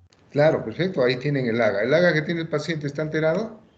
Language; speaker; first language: Spanish; native; Spanish